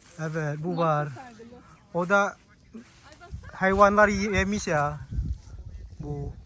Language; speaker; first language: Turkish; non-native, learner; Indonesian